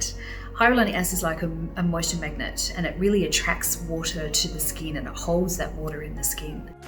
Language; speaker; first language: English; native; English